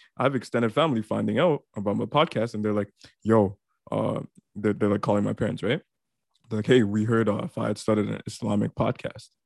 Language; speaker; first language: English; early bilingual, other home language; Bangla